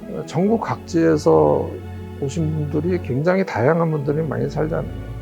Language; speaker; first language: Korean; native; Korean